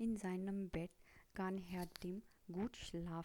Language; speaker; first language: German; non-native, fluent; Hindi